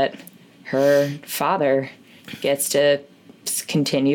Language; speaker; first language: English; native; English